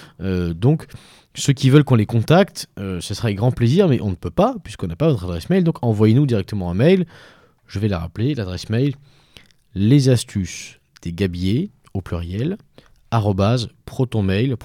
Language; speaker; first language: French; native; French